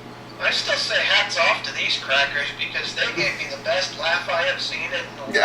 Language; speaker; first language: English; native; English